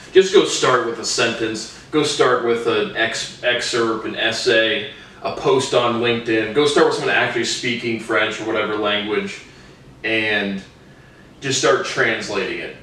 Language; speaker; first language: English; native; English